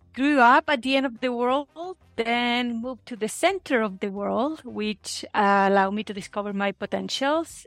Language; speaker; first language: English; non-native, fluent; Spanish